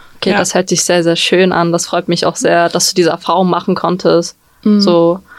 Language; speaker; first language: German; early bilingual, other home language; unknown